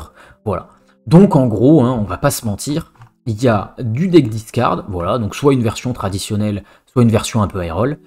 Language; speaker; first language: French; native; French